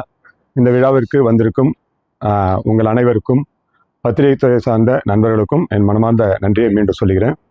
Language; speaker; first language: Tamil; native; Tamil